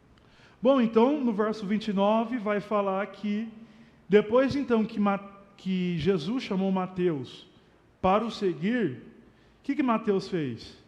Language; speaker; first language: Portuguese; native; Portuguese